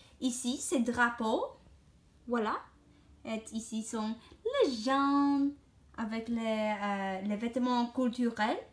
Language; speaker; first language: French; non-native, learner; English